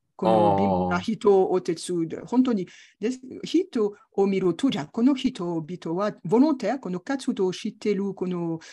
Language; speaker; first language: Japanese; non-native, learner; French